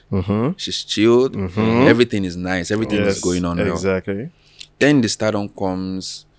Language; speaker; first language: English; non-native, local second language; Yoruba